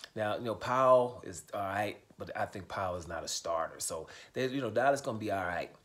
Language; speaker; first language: English; native; English